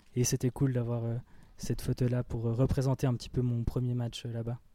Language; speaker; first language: French; native; French